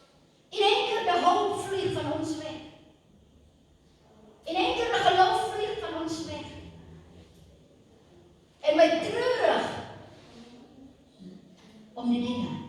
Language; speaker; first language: Dutch; non-native, fluent; Indonesian